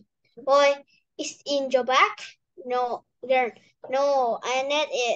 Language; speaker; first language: English; non-native, learner; Vietnamese